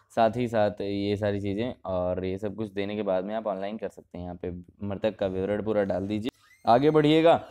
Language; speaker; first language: Hindi; native; Hindi